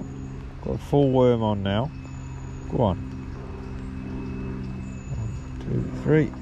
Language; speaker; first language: English; native; English